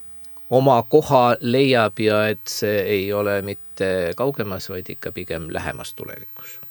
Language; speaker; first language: Estonian; native; Estonian